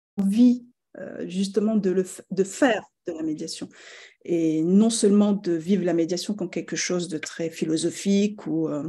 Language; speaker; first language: French; non-native, local second language; Arabic